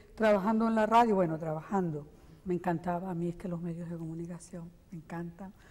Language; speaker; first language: Spanish; native; Spanish